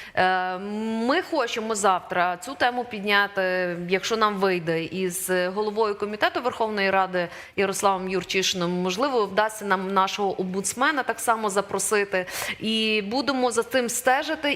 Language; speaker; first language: Ukrainian; native; Ukrainian